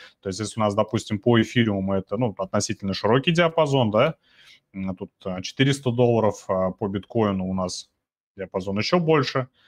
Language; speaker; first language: Russian; native; Russian